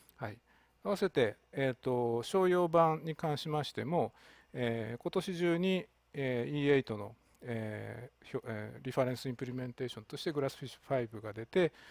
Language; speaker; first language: Japanese; native; Japanese